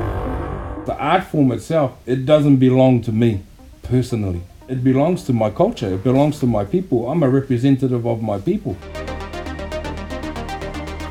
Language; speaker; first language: English; native; English